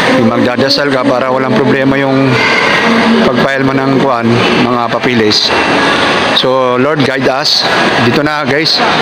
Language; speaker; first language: Filipino; non-native, local second language; Cebuano